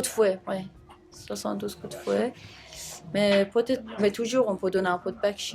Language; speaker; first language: French; non-native, fluent; Persian